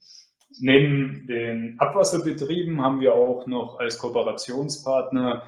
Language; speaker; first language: German; native; German